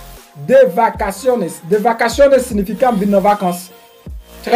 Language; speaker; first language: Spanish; non-native, learner; Haitian Creole